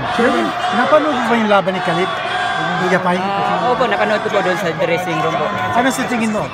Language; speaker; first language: Filipino; non-native, local second language; Cebuano